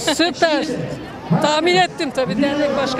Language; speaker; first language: Turkish; native; Turkish